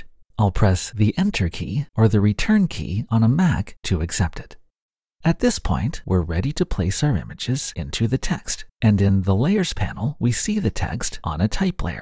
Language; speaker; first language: English; native; English